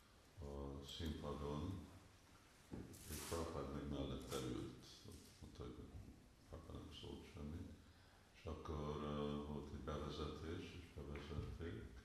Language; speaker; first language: Hungarian; early bilingual, heritage; Hungarian